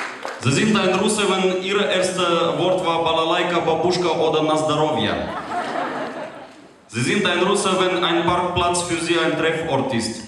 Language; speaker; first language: German; non-native, fluent; Russian